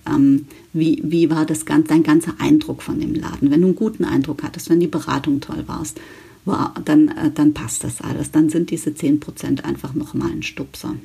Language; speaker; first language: German; native; German